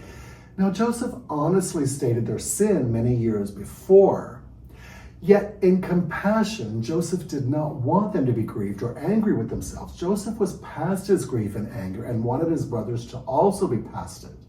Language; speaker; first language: English; native; English